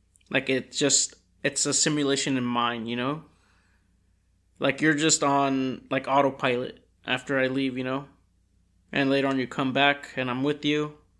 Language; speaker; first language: English; early bilingual, other home language; Spanish